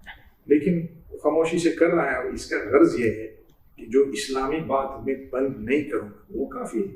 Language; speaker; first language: Hindi; non-native, fluent; English